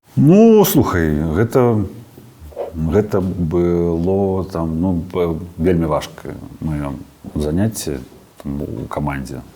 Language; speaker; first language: Belarusian; non-native, local second language; Russian